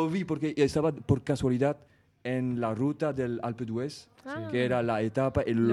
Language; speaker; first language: Spanish; non-native, fluent; French